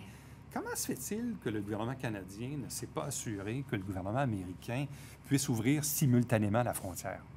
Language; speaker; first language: French; native; French